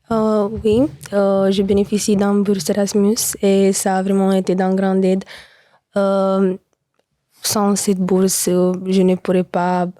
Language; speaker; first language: French; non-native, learner; Romanian